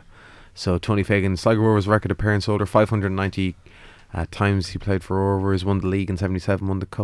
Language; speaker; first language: English; native; English